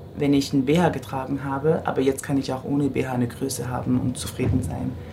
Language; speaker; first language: German; early bilingual, other home language; Japanese